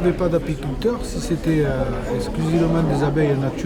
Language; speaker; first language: French; native; French